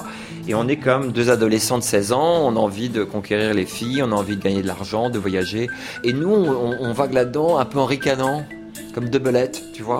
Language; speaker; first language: French; native; French